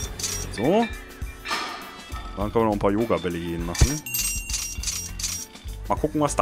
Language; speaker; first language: German; native; German